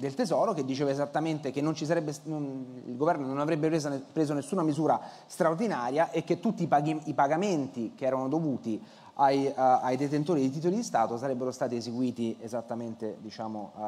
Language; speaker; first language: Italian; native; Italian